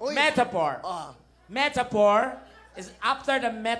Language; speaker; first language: English; non-native, learner; Filipino